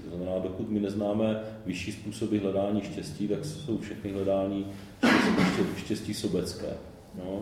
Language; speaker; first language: Czech; native; Czech